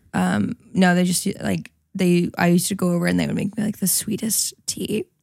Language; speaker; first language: English; early bilingual, other home language; Polish